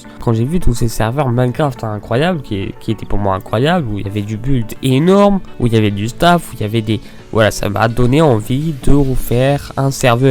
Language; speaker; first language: French; native; French